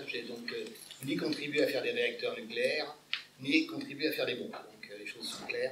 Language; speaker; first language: French; native; French